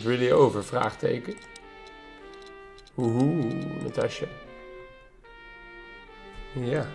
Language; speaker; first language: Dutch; native; Dutch